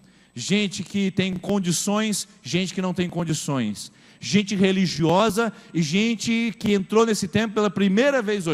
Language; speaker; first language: Portuguese; native; Portuguese